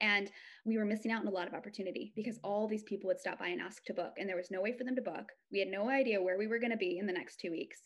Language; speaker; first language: English; native; English